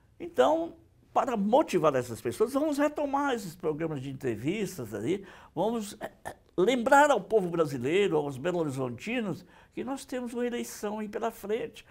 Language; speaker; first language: Portuguese; native; Portuguese